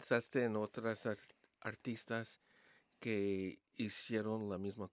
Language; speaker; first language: Spanish; early bilingual, heritage; Spanish